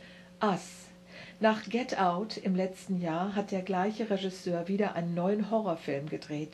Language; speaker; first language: German; native; German